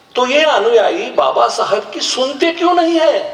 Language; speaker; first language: Hindi; non-native, local second language; Marathi